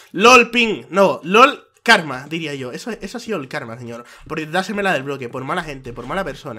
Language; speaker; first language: Spanish; native; Spanish